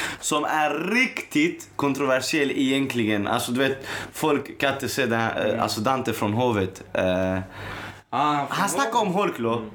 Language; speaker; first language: Swedish; early bilingual, other home language; Arabic